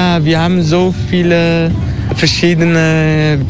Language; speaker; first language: German; non-native, fluent; Turkish